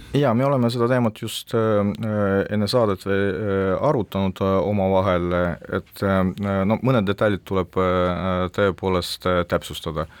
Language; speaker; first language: Estonian; non-native, local second language; Russian